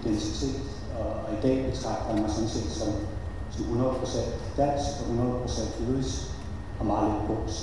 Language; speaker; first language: Danish; early bilingual, other home language; Polish